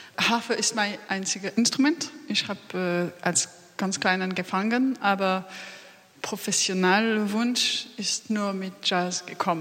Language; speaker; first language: German; non-native, fluent; French